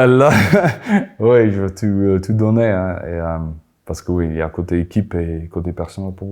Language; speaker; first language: French; non-native, fluent; Afrikaans